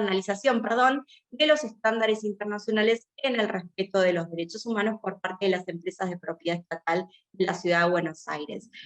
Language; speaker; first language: Spanish; native; Spanish